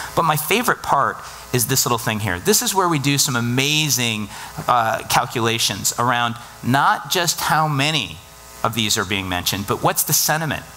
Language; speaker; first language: English; native; English